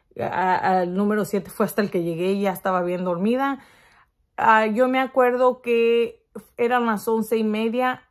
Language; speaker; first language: Spanish; early bilingual, heritage; Spanish